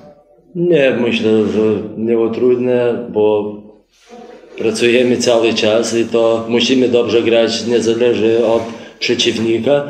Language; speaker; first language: Polish; non-native, fluent; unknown